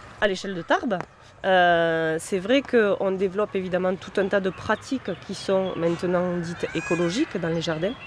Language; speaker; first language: French; native; French